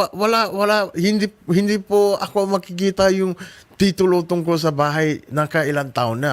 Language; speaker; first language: Filipino; non-native, learner; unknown